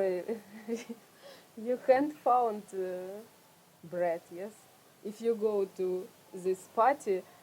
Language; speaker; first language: English; non-native, learner; Russian